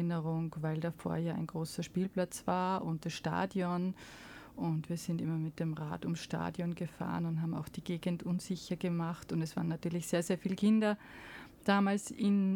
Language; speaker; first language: German; native; German